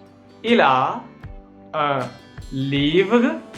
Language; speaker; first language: French; non-native, fluent; Hindi